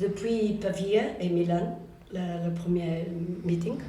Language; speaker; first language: French; non-native, fluent; Portuguese